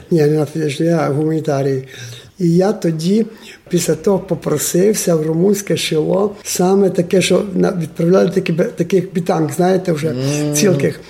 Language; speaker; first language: Ukrainian; non-native, local second language; Romanian